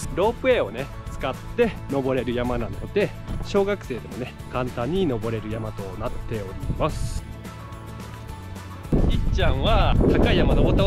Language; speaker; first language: Japanese; native; Japanese